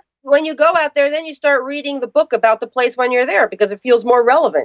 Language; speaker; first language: English; native; English